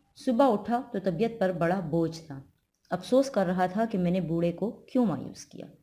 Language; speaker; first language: Urdu; non-native, local second language; Pashto